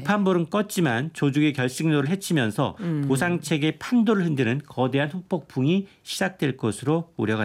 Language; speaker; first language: Korean; native; Korean